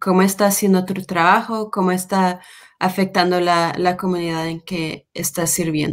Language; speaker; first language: Spanish; non-native, fluent; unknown